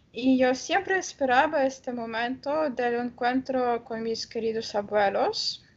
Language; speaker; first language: Spanish; non-native, learner; Polish